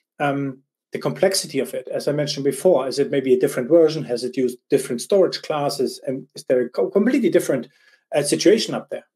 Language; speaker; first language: English; non-native, fluent; German